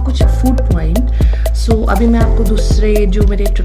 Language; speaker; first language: Hindi; native; Hindi